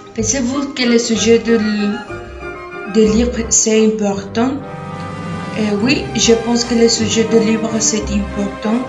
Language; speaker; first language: French; non-native, learner; Spanish